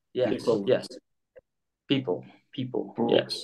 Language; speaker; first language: English; non-native, fluent; Kyrgyz